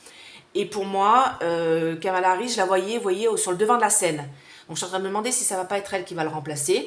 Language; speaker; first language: French; native; French